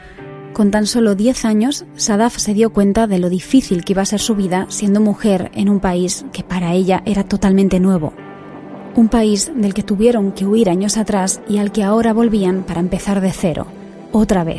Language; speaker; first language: Spanish; native; Spanish